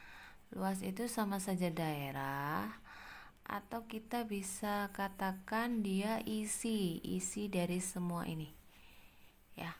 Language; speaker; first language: Indonesian; native; Indonesian